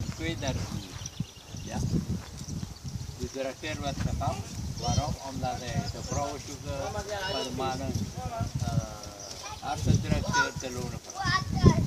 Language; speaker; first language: Dutch; non-native, local second language; Javanese